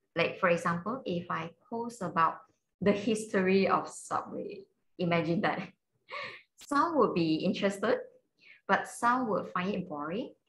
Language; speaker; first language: English; non-native, local second language; Cantonese